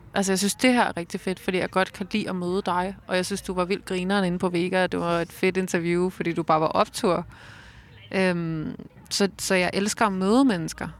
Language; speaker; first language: Danish; native; Danish